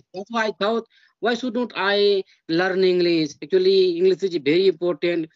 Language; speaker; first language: English; non-native, learner; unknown